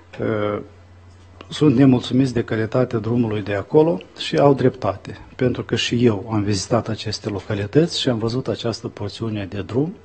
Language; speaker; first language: Romanian; native; Romanian